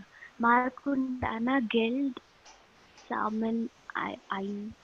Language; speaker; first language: German; non-native, learner; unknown